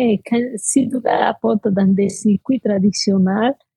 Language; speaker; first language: French; non-native, fluent; Spanish